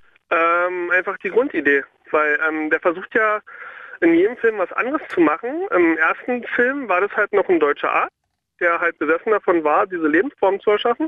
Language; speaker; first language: German; native; German